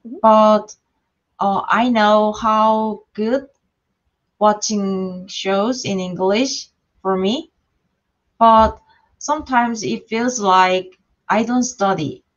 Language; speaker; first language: English; non-native, learner; Korean